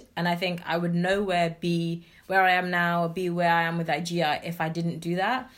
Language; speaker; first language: English; native; English